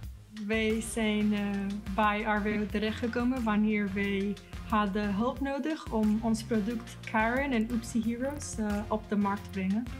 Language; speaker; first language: Dutch; non-native, fluent; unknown